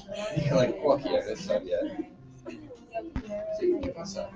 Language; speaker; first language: Spanish; non-native, learner; English